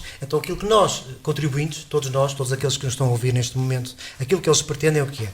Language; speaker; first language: Portuguese; native; Portuguese